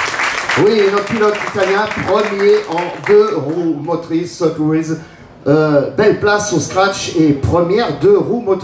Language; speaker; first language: French; native; French